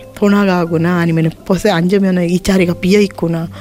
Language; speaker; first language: Korean; non-native, fluent; Sinhala